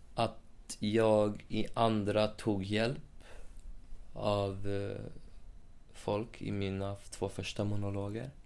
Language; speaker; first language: Swedish; native; Swedish